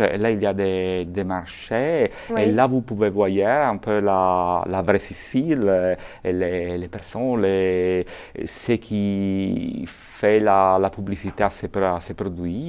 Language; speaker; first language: French; non-native, fluent; Italian